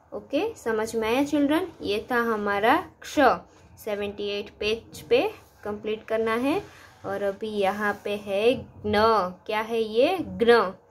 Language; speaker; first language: Hindi; non-native, local second language; Gujarati